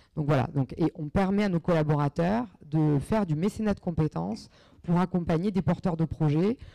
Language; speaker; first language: French; native; French